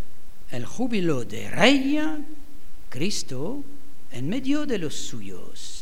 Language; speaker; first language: Spanish; non-native, fluent; French